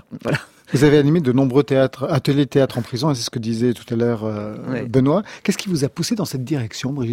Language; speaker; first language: French; native; French